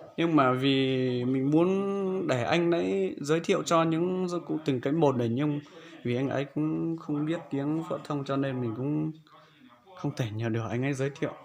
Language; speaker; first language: Vietnamese; non-native, local second language; Hmong